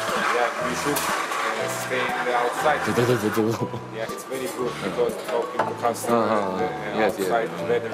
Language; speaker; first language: English; non-native, learner; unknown